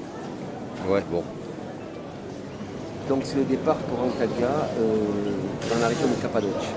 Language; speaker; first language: French; native; French